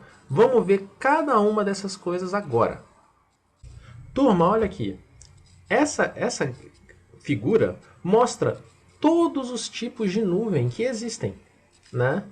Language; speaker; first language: Portuguese; native; Portuguese